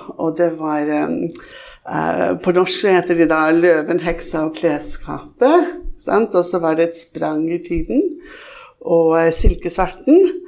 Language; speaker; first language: Norwegian; early bilingual, heritage; Norwegian